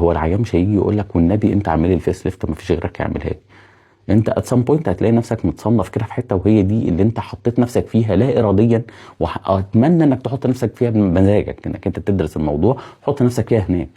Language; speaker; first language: Arabic; native; Arabic